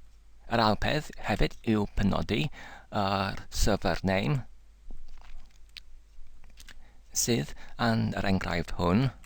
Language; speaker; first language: Welsh; non-native, learner; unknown